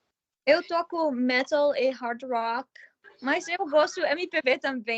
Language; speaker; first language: Portuguese; non-native, learner; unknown